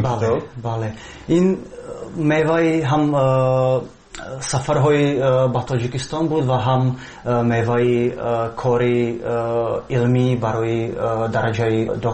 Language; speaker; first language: Persian; non-native, fluent; Czech